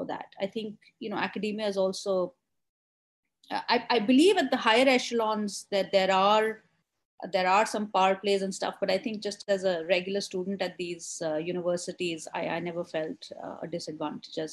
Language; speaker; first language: English; non-native, local second language; Hindi